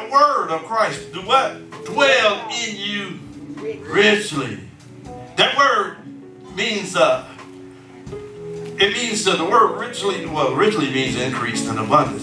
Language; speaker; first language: English; native; English